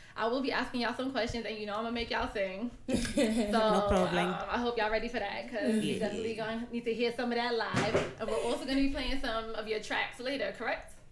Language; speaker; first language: English; early bilingual, other home language; Spanish